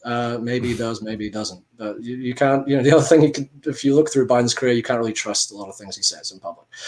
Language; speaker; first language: English; native; English